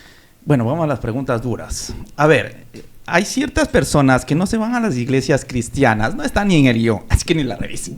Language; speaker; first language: Spanish; native; Spanish